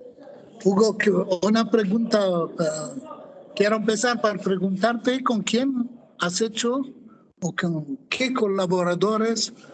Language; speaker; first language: Spanish; non-native, fluent; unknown